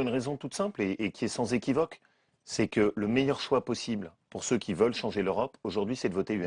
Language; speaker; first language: French; native; French